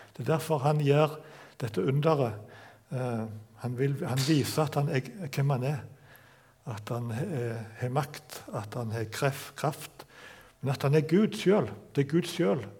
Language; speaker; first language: Norwegian; native; Norwegian